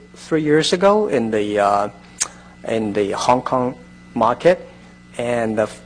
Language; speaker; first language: English; non-native, fluent; Chinese